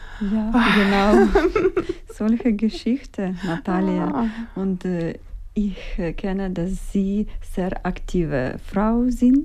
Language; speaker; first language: German; non-native, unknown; Ukrainian